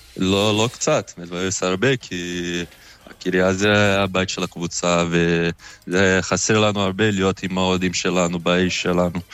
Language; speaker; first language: Hebrew; non-native, fluent; Portuguese